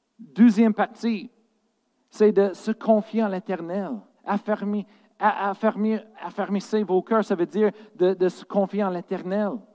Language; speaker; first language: French; non-native, fluent; English